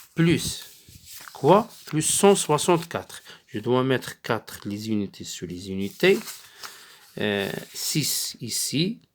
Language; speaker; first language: French; non-native, local second language; Arabic